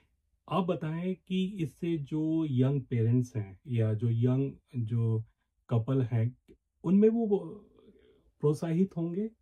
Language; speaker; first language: Hindi; native; Hindi